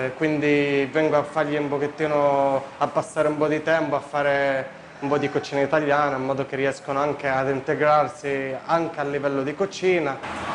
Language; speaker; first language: Italian; non-native, fluent; Arabic